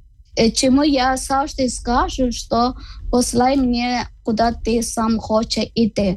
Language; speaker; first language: Ukrainian; non-native, learner; Malayalam